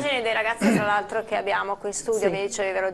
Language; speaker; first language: Italian; native; Italian